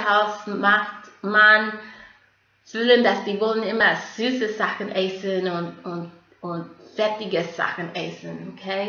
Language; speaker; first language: German; non-native, fluent; English